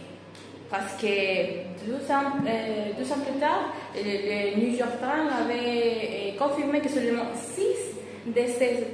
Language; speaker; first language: French; non-native, fluent; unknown